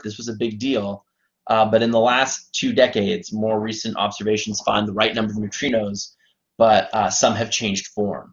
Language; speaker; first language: English; native; English